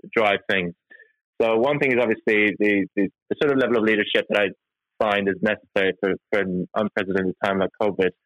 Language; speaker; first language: English; non-native, fluent; Norwegian